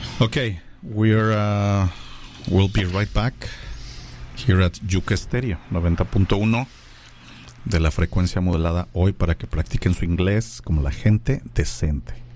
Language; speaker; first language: Spanish; native; Spanish